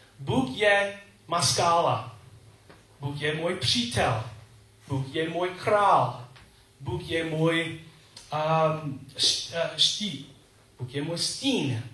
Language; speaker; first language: Czech; non-native, learner; English